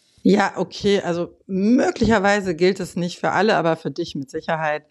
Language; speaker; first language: German; native; German